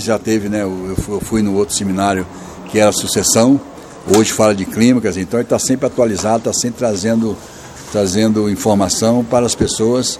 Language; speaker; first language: Portuguese; native; Portuguese